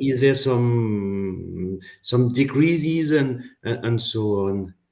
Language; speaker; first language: English; non-native, fluent; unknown